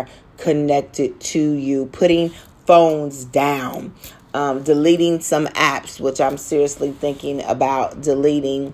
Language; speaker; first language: English; native; English